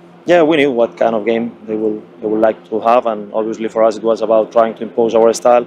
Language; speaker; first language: English; non-native, fluent; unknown